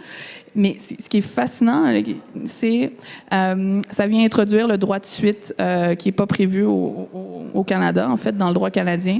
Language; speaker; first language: French; native; French